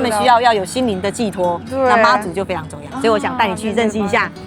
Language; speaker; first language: Chinese; native; Chinese